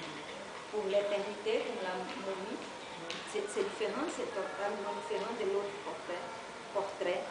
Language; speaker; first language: French; non-native, learner; Portuguese